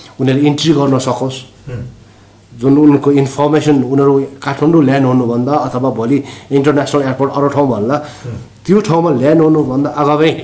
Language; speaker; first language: Nepali; non-native, local second language; Sherpa